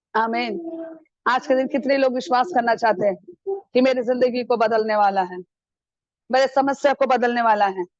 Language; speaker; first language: Hindi; non-native, local second language; Malayalam